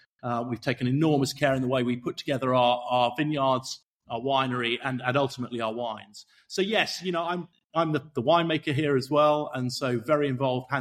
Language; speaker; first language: English; native; English